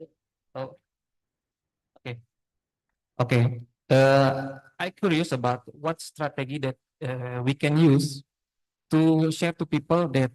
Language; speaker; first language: English; non-native, fluent; Indonesian